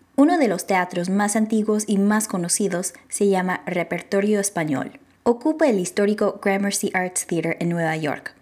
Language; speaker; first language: Spanish; non-native, fluent; English